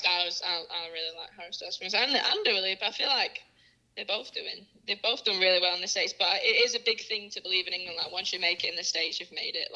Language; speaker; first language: English; native; English